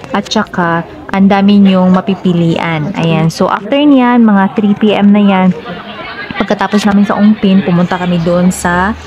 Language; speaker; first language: Filipino; non-native, local second language; Cebuano